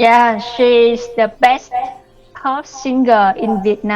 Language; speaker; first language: English; non-native, learner; Vietnamese